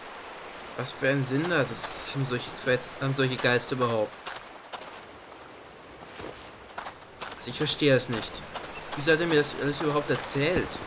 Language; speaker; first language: German; native; German